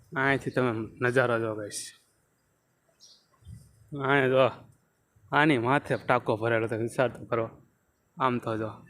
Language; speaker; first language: Gujarati; native; Gujarati